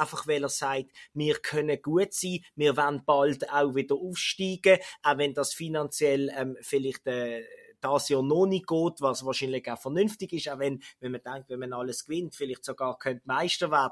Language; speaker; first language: German; native; German